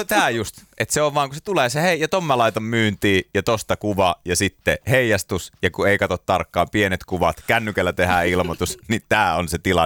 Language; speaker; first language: Finnish; native; Finnish